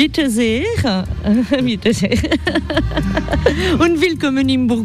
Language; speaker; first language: German; non-native, fluent; French